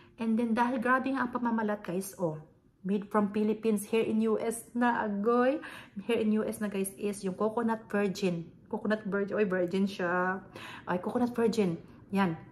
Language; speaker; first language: Filipino; non-native, local second language; Hiligaynon